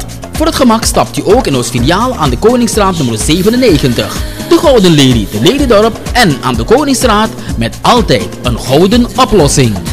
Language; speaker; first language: Dutch; native; Dutch